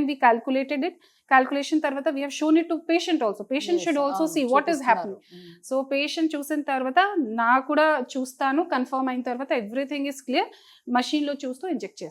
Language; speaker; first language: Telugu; non-native, fluent; Hindi